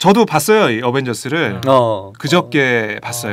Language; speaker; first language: Korean; native; Korean